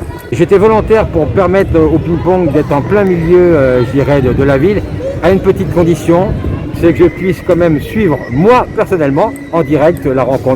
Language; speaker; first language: French; native; French